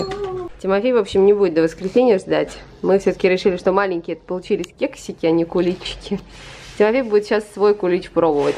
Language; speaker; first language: Russian; native; Russian